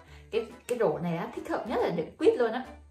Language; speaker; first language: Vietnamese; native; Vietnamese